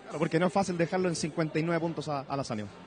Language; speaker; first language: Spanish; native; Spanish